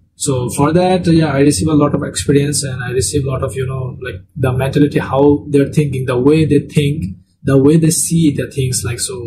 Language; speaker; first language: English; non-native, local second language; Bangla